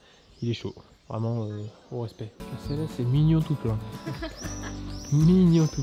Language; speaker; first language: French; native; French